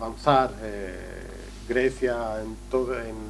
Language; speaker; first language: Spanish; non-native, learner; Greek